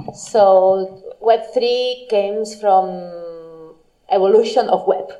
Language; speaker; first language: English; non-native, fluent; Spanish